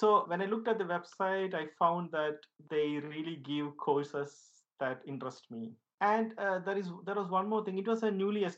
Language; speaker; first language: English; non-native, local second language; Malayalam